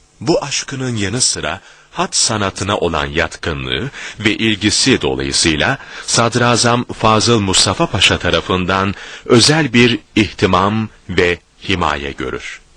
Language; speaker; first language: Turkish; native; Turkish